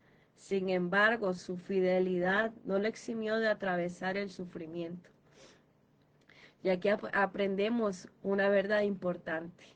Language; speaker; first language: Spanish; native; Spanish